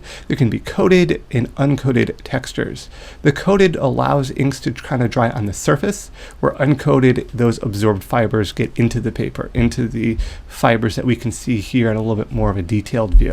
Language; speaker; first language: English; native; English